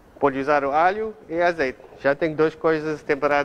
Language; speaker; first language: Portuguese; non-native, learner; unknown